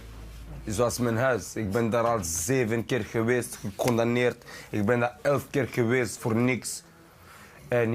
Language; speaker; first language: Dutch; early bilingual, other home language; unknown